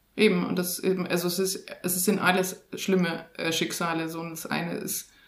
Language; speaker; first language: German; native; German